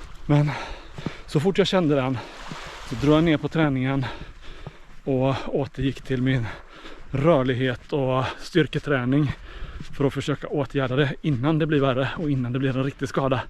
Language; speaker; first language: Swedish; native; Swedish